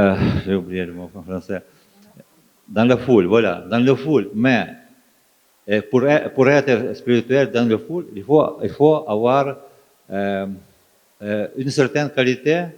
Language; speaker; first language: French; non-native, fluent; Ukrainian